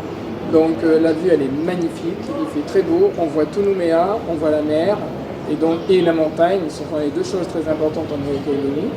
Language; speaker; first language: French; native; French